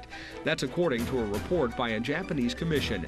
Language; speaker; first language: English; native; English